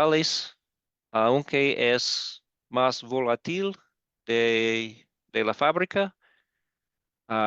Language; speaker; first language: Spanish; non-native, fluent; English